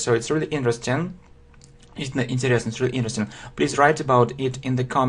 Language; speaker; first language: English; non-native, fluent; Russian